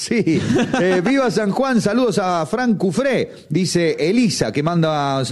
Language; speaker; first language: Spanish; native; Spanish